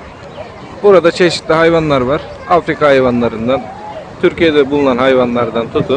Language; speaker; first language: Turkish; native; Turkish